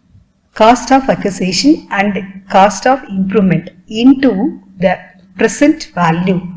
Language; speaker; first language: English; non-native, local second language; Tamil